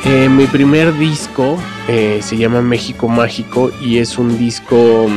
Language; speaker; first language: Spanish; native; Spanish